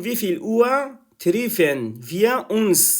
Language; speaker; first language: German; non-native, learner; Persian